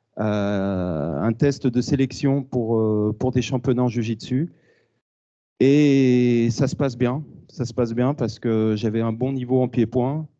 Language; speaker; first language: French; native; French